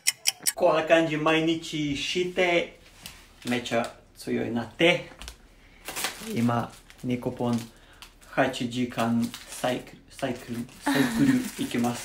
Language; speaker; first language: Japanese; non-native, learner; Serbian